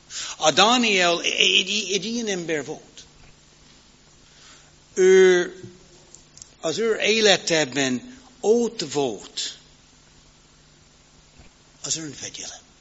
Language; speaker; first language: Hungarian; non-native, learner; English